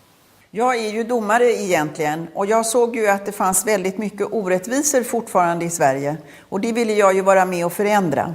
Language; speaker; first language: Swedish; native; Swedish